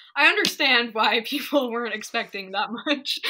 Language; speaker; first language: English; native; English